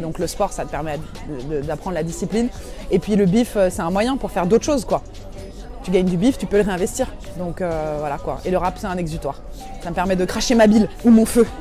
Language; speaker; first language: French; native; French